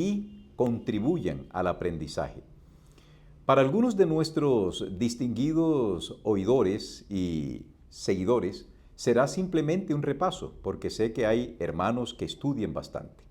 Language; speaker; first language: Spanish; native; Spanish